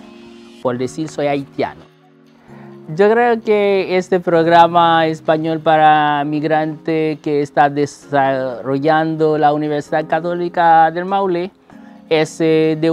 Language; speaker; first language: Spanish; non-native, fluent; Haitian Creole